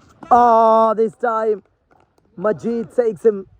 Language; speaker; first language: English; non-native, local second language; Malayalam